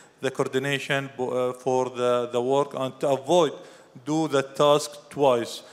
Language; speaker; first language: English; non-native, fluent; Arabic